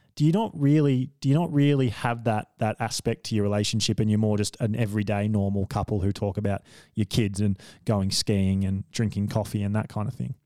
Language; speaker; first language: English; native; English